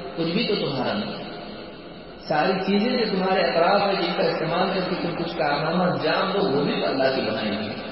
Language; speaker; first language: Urdu; native; Urdu